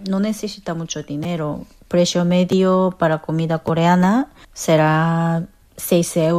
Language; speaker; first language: Spanish; non-native, fluent; Korean